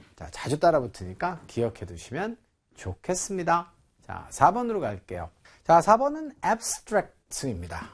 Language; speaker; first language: Korean; native; Korean